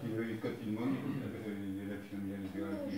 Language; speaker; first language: French; native; French